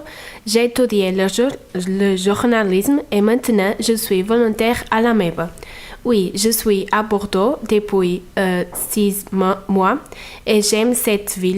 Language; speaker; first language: French; non-native, fluent; Portuguese